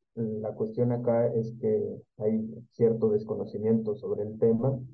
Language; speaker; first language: Spanish; native; Spanish